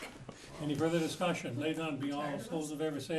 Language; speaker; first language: English; native; English